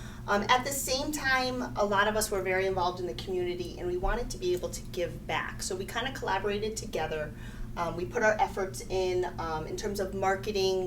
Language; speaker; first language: English; native; English